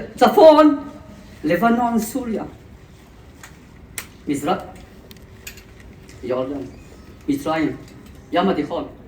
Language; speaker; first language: Hebrew; non-native, fluent; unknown